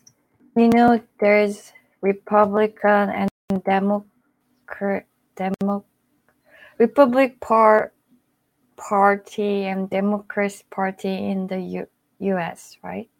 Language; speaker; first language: English; non-native, fluent; Korean